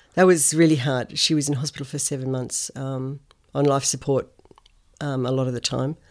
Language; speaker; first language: English; native; English